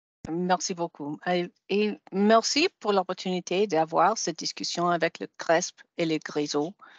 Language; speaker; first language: French; non-native, fluent; English